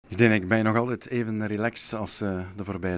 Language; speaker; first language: Dutch; native; Dutch